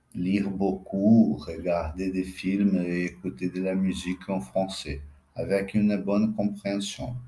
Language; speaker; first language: French; non-native, fluent; Portuguese